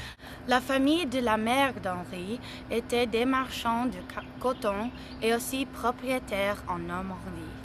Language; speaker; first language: French; non-native, learner; English